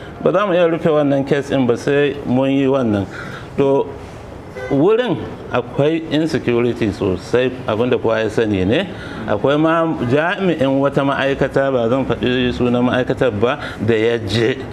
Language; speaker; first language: Hausa; native; Hausa